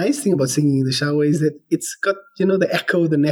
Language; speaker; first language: English; native; English